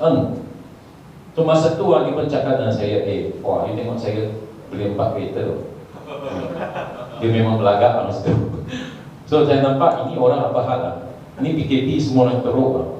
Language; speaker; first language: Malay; non-native, local second language; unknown